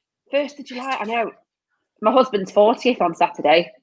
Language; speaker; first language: English; native; English